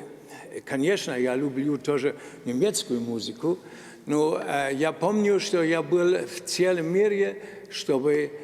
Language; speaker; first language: Russian; non-native, learner; German